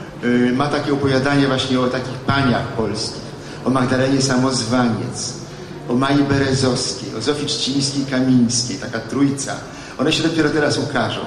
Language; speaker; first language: Polish; native; Polish